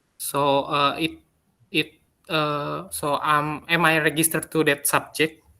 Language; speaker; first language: English; non-native, learner; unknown